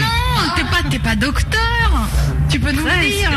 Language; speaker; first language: French; native; French